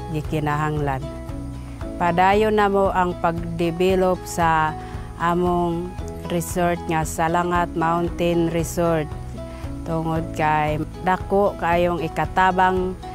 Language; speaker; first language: Cebuano; non-native, local second language; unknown